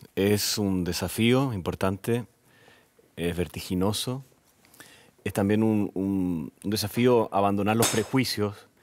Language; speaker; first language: Spanish; native; Spanish